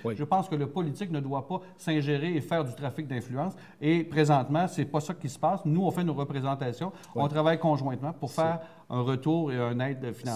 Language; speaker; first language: French; native; French